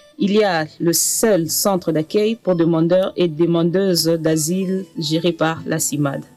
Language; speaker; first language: French; native; French